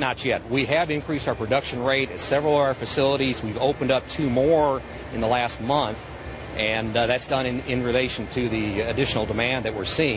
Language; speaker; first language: English; native; English